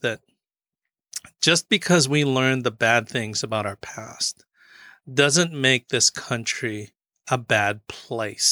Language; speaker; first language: English; native; English